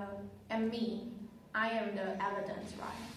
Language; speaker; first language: English; non-native, learner; Chinese